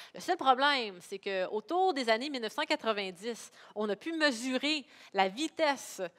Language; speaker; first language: French; native; French